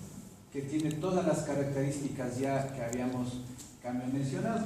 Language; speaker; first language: Spanish; native; Spanish